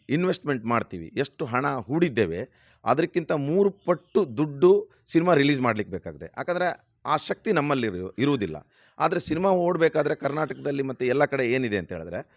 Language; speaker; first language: Kannada; non-native, local second language; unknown